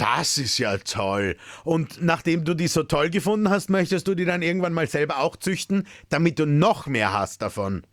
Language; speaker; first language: German; native; German